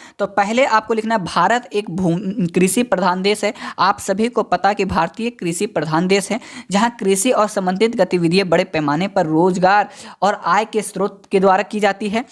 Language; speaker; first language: Hindi; native; Hindi